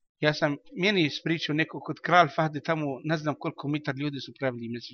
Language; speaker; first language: Bosnian; non-native, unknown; Arabic